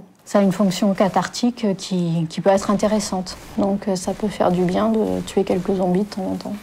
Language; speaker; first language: French; native; French